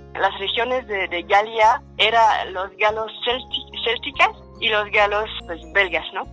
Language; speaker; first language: Spanish; non-native, fluent; French